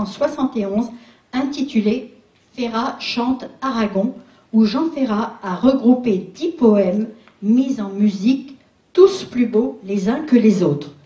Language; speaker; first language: French; native; French